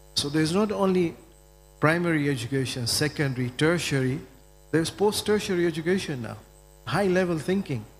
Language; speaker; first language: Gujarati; early bilingual, heritage; Gujarati